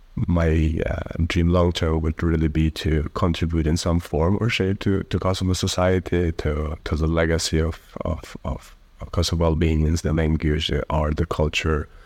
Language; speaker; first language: English; early bilingual, other home language; Albanian